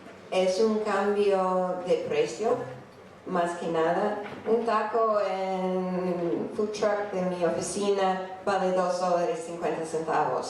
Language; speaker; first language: Spanish; non-native, fluent; English